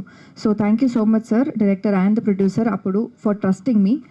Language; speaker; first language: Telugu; non-native, fluent; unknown